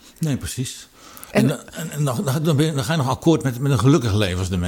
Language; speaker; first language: Dutch; native; Dutch